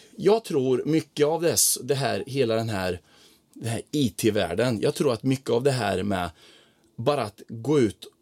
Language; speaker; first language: Swedish; non-native, fluent; Croatian